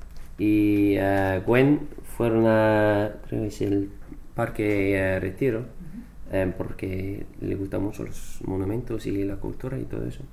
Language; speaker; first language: Spanish; non-native, fluent; English